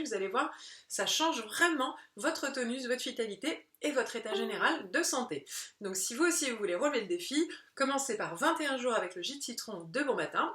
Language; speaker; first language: French; native; French